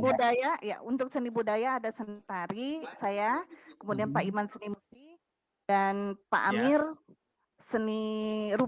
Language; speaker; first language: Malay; non-native, local second language; Sundanese